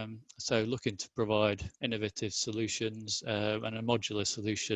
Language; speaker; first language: English; native; English